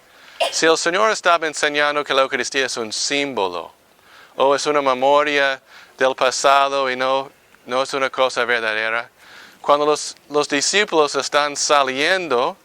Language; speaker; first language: Spanish; non-native, fluent; English